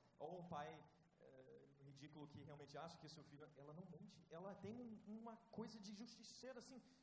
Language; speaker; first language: Portuguese; non-native, fluent; English